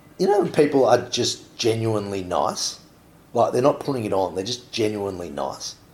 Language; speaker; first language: English; native; English